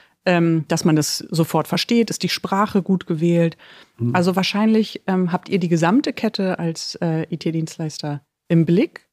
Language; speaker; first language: German; native; German